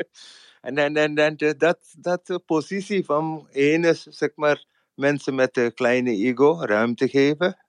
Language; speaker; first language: Dutch; non-native, fluent; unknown